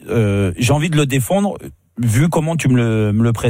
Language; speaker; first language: French; native; French